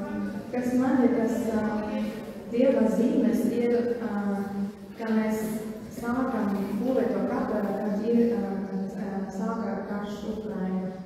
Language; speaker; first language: Latvian; non-native, learner; German